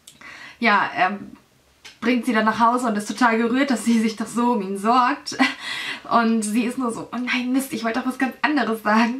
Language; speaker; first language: German; native; German